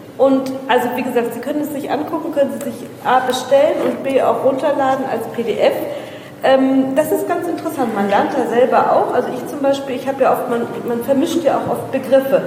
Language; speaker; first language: German; early bilingual, other home language; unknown